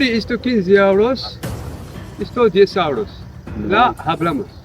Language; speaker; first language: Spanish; non-native, learner; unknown